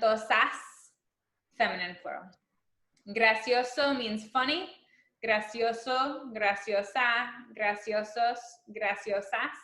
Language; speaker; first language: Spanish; non-native, fluent; English